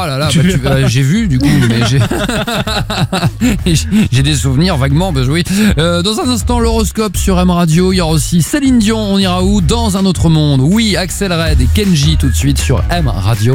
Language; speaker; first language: French; native; French